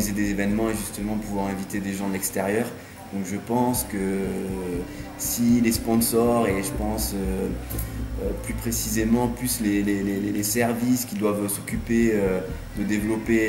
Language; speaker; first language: French; native; French